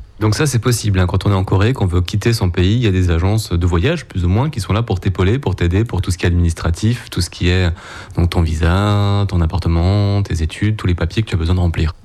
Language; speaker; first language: French; native; French